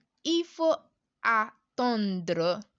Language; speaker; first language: French; non-native, learner; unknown